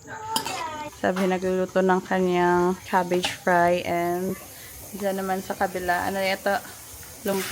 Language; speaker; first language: Filipino; non-native, local second language; Hiligaynon